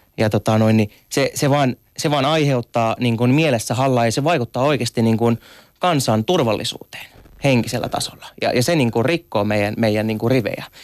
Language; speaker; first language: Finnish; early bilingual, other home language; Arabic